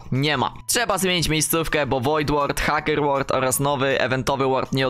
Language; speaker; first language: Polish; native; Polish